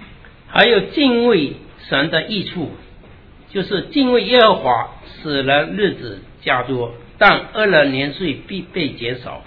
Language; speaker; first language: Chinese; native; Chinese